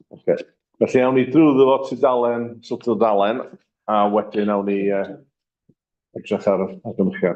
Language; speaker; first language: Welsh; native; Welsh